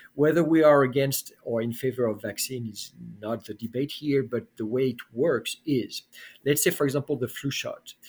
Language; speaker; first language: English; non-native, fluent; French